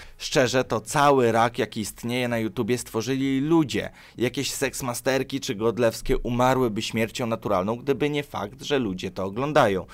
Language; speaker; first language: Polish; early bilingual, other home language; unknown